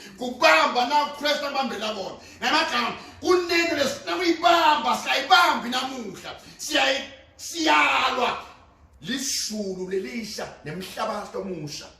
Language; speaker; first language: Zulu; non-native, local second language; Swati